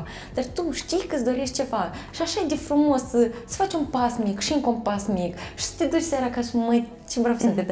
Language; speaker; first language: Romanian; native; Romanian